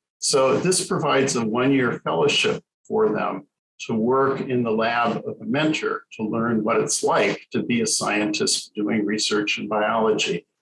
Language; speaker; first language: English; native; English